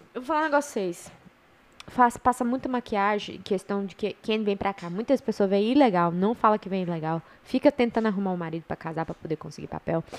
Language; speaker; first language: Portuguese; native; Portuguese